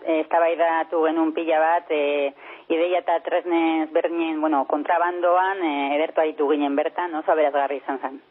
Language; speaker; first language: Basque; non-native, local second language; Spanish